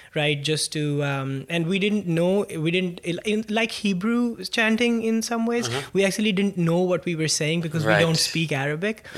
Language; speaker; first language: English; non-native, local second language; Punjabi